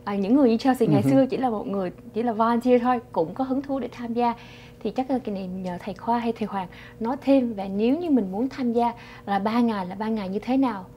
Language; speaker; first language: Vietnamese; early bilingual, heritage; Vietnamese